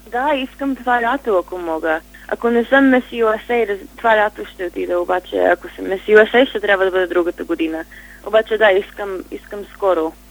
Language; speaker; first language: Bulgarian; early bilingual, heritage; Bulgarian